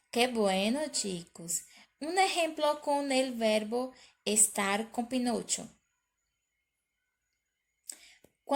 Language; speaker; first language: Spanish; non-native, learner; Portuguese